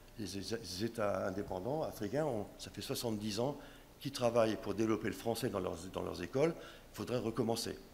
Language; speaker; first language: French; non-native, local second language; Swiss German